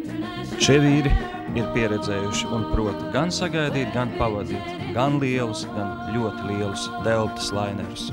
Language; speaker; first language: Latvian; native; Latvian